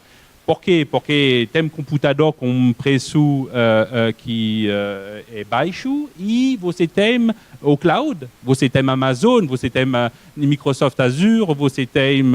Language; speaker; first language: Portuguese; non-native, fluent; French